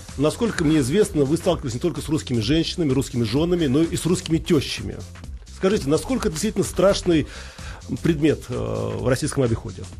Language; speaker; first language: Russian; native; Russian